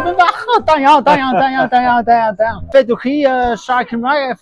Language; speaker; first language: Welsh; non-native, learner; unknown